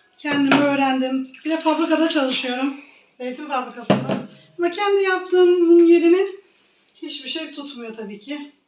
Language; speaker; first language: Turkish; native; Turkish